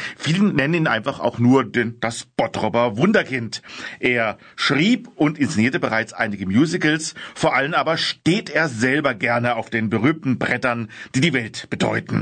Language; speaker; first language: German; native; German